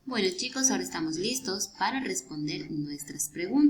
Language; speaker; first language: Spanish; native; Spanish